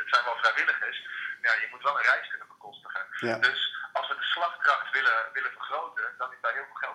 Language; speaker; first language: Dutch; native; Dutch